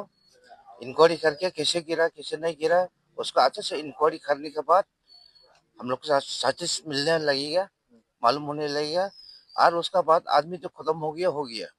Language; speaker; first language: Hindi; non-native, local second language; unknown